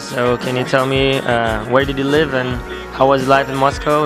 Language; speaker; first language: English; non-native, fluent; Russian